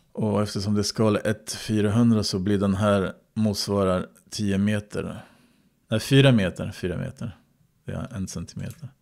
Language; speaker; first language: Swedish; native; Swedish